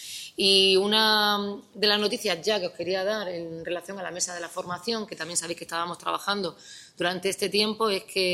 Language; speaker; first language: Spanish; native; Spanish